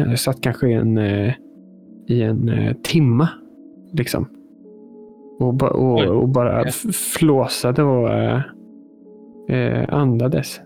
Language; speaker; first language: Swedish; native; Swedish